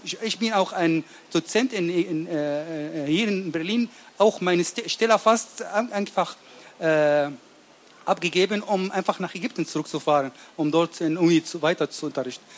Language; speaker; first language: German; non-native, learner; Arabic